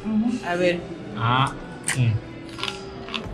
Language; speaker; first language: Spanish; native; Spanish